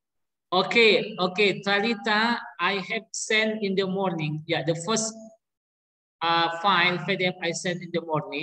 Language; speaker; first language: English; non-native, learner; Indonesian